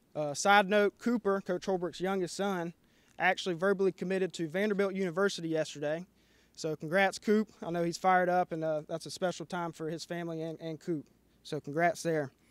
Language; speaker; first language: English; native; English